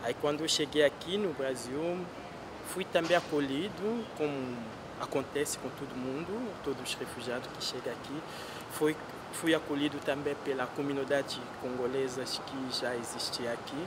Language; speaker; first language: Portuguese; non-native, fluent; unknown